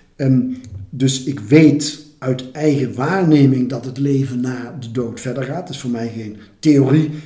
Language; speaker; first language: Dutch; native; Dutch